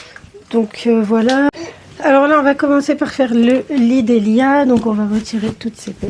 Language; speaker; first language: French; native; French